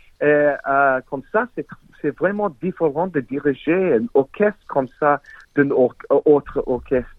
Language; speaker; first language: French; non-native, learner; English